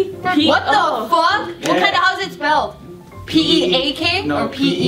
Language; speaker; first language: English; native; English